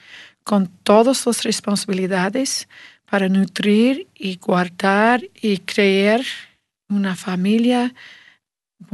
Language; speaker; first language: Spanish; non-native, learner; English